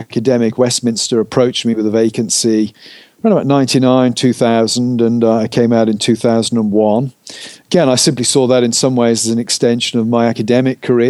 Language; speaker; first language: English; native; English